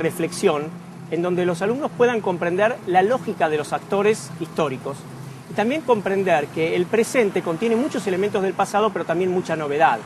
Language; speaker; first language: Spanish; native; Spanish